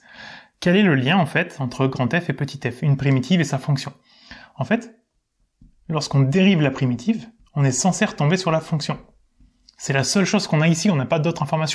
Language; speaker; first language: French; native; French